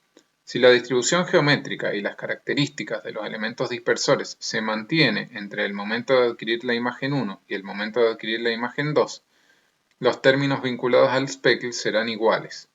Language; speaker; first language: Spanish; native; Spanish